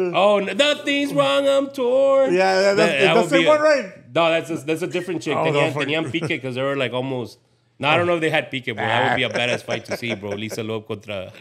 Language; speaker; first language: English; native; English